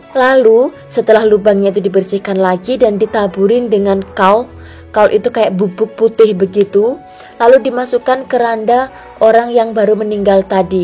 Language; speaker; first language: Indonesian; non-native, local second language; Javanese